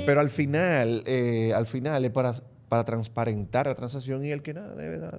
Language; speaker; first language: Spanish; native; Spanish